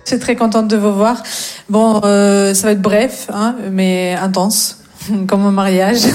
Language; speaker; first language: French; non-native, fluent; Russian